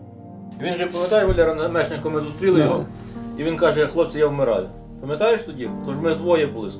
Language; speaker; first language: Ukrainian; native; Ukrainian